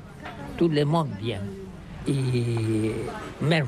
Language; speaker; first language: French; non-native, learner; Catalan